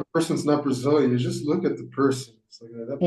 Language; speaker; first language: English; non-native, fluent; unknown